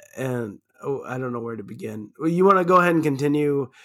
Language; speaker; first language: English; early bilingual, other home language; German